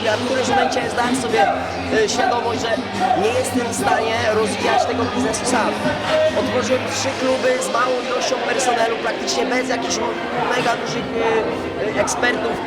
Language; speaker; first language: Polish; native; Polish